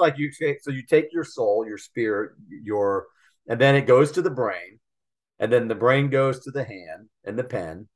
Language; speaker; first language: English; native; English